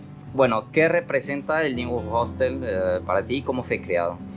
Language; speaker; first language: Spanish; non-native, fluent; Portuguese